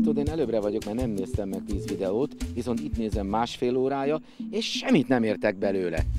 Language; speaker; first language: Hungarian; native; Hungarian